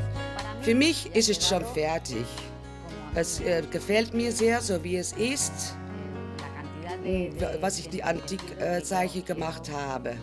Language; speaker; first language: German; non-native, fluent; Spanish